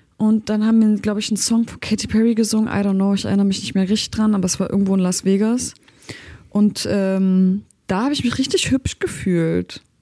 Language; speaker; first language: German; early bilingual, other home language; Turkish